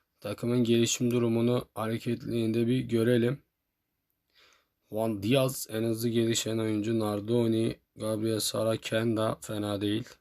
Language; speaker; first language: Turkish; native; Turkish